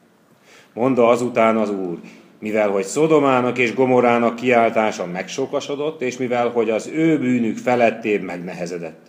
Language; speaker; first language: Hungarian; native; Hungarian